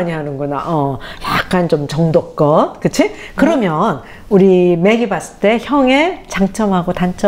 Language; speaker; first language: Korean; native; Korean